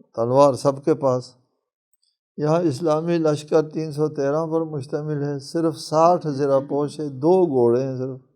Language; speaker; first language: Urdu; non-native, local second language; Balti